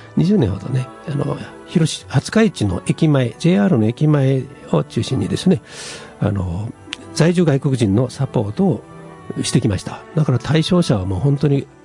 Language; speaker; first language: Japanese; native; Japanese